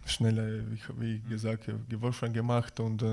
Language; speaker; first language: German; non-native, learner; Russian